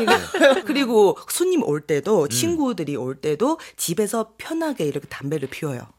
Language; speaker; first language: Korean; non-native, fluent; Chinese